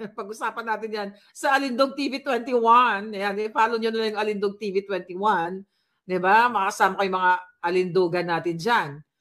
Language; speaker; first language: Filipino; non-native, local second language; Hiligaynon